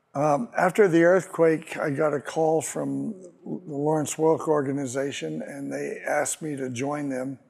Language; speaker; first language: English; native; English